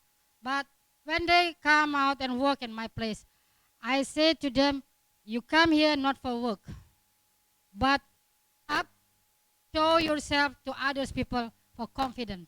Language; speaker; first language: English; non-native, learner; Indonesian